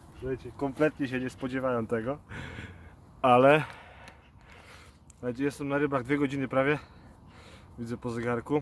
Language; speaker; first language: Polish; native; Polish